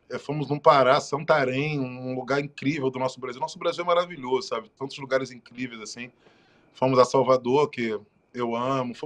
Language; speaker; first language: Portuguese; native; Portuguese